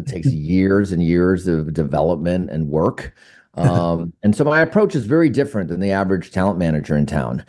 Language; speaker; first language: English; native; English